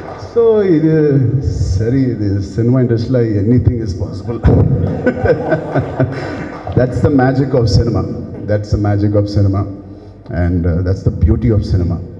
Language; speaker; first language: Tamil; non-native, learner; Telugu